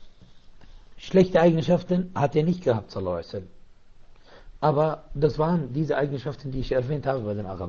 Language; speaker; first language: German; non-native, fluent; Arabic